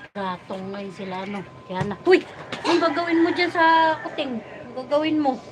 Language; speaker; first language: Filipino; native; Filipino